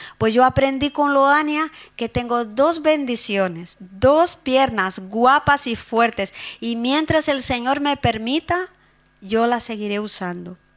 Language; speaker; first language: Spanish; non-native, fluent; Portuguese